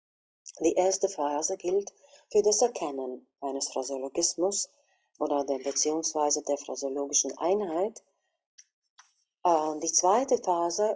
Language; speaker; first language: German; non-native, fluent; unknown